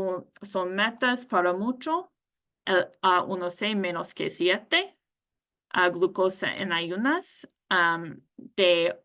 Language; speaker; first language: Spanish; non-native, learner; English